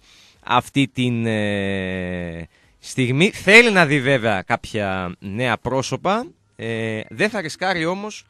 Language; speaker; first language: Greek; native; Greek